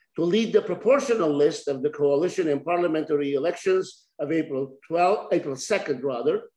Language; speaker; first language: English; native; English